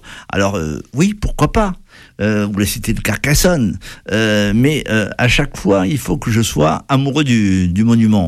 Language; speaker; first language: French; native; French